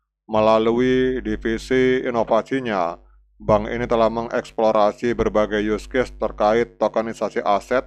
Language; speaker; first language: Indonesian; native; Indonesian